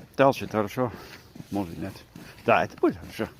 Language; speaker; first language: Russian; non-native, learner; English